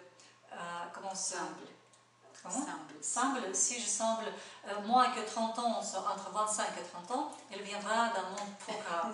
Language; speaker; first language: French; non-native, fluent; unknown